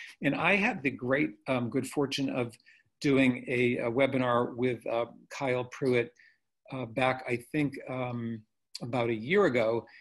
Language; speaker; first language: English; native; English